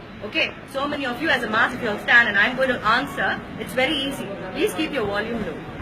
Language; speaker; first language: English; non-native, local second language; Tamil